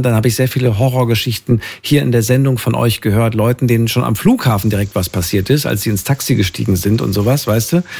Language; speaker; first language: German; native; German